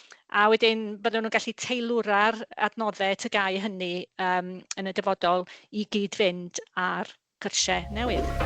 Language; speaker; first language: Welsh; native; Welsh